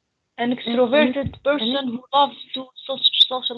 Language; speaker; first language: English; non-native, learner; Arabic